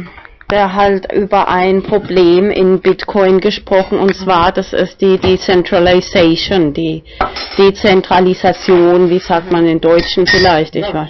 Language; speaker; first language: German; non-native, fluent; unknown